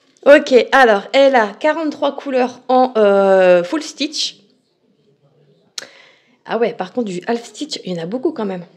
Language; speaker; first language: French; native; French